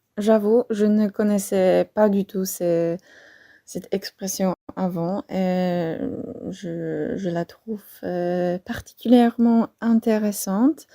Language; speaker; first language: French; non-native, fluent; Polish